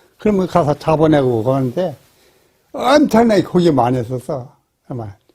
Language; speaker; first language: Korean; native; Korean